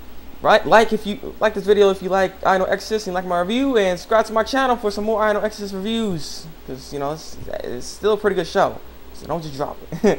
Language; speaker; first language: English; native; English